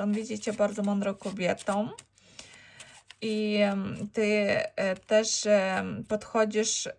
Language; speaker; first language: Polish; non-native, learner; Ukrainian